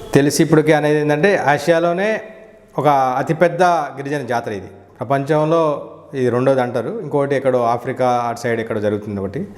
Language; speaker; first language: Telugu; native; Telugu